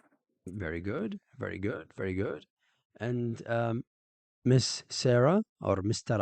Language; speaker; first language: English; non-native, fluent; Arabic